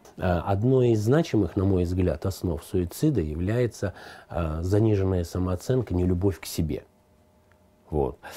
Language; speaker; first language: Russian; native; Russian